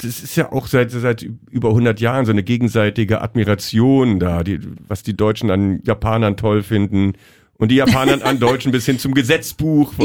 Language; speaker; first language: German; native; German